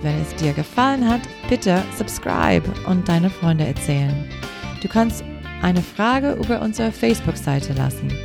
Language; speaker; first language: German; non-native, learner; English